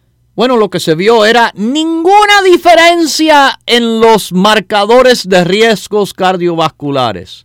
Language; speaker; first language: Spanish; native; Spanish